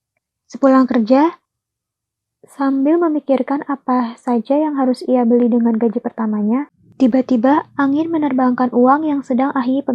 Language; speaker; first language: Indonesian; native; Indonesian